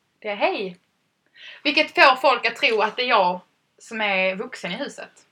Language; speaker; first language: Swedish; native; Swedish